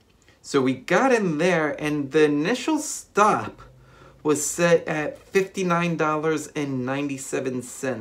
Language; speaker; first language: English; native; English